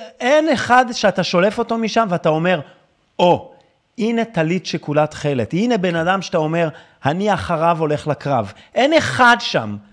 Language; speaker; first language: Hebrew; native; Hebrew